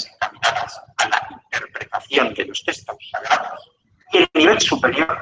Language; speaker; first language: Spanish; native; Spanish